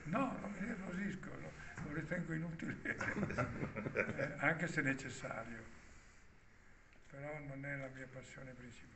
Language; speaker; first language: Italian; native; Italian